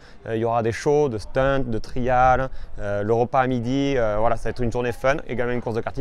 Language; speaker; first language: French; native; French